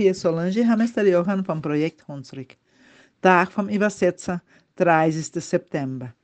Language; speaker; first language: German; early bilingual, heritage; Portuguese